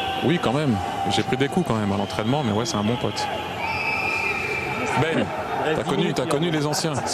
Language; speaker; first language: French; native; French